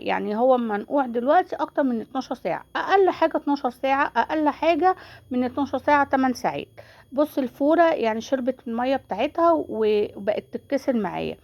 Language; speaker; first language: Arabic; native; Arabic